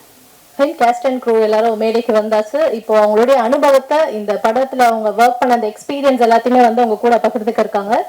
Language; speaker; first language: Tamil; native; Tamil